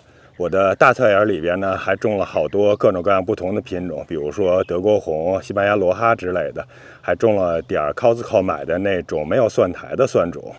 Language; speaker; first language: Chinese; native; Chinese